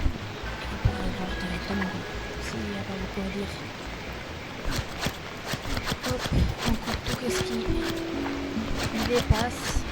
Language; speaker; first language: French; non-native, fluent; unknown